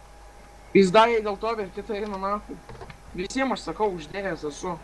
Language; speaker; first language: Lithuanian; native; Lithuanian